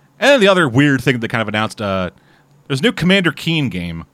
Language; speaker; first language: English; native; English